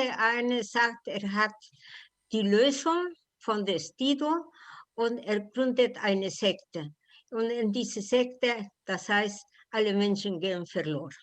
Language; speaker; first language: German; non-native, learner; Spanish